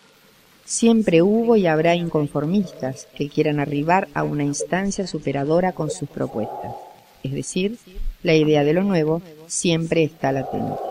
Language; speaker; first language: Spanish; native; Spanish